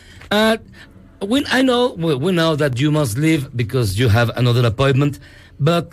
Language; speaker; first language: English; non-native, learner; Spanish